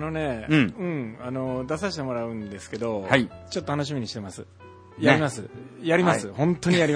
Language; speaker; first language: Japanese; native; Japanese